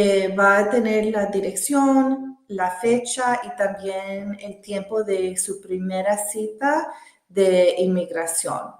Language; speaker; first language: Spanish; early bilingual, heritage; Spanish